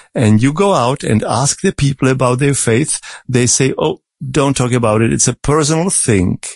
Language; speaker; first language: English; non-native, fluent; Czech